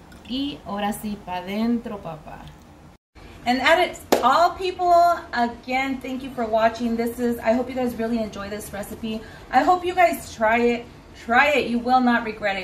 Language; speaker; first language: English; early bilingual, other home language; Spanish